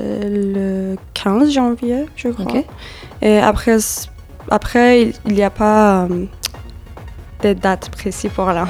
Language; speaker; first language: French; non-native, fluent; Turkish